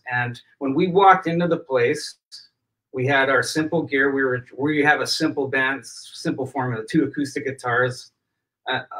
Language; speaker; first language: English; native; English